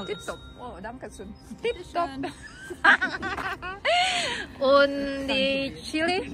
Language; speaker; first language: German; non-native, learner; Indonesian